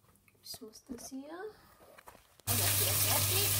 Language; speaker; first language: German; non-native, learner; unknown